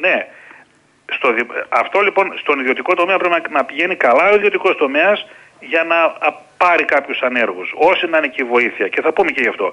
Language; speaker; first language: Greek; native; Greek